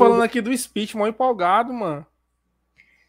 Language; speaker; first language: Portuguese; native; Portuguese